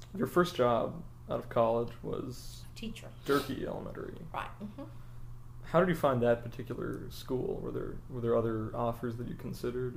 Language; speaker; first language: English; native; English